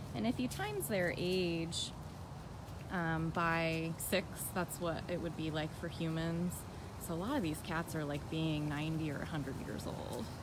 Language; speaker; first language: English; native; English